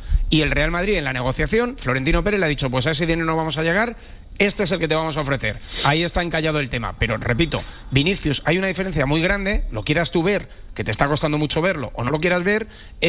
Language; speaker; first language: Spanish; native; Spanish